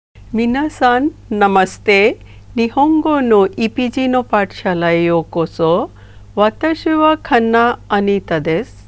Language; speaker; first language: Japanese; non-native, fluent; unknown